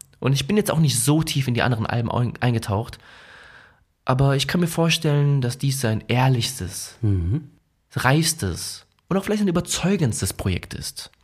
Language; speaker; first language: German; early bilingual, other home language; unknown